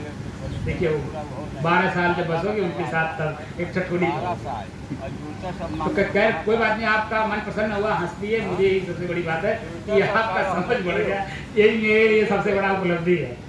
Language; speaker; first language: Hindi; native; Hindi